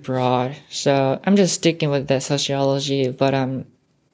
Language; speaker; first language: English; non-native, fluent; Japanese